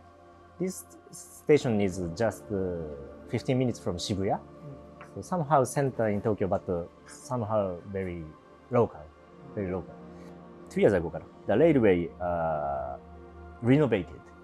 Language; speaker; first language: English; non-native, learner; Japanese